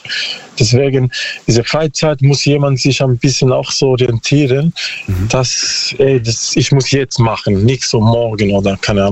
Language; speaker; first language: German; non-native, learner; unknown